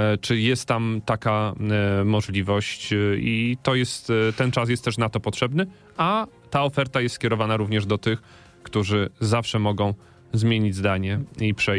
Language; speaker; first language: Polish; native; Polish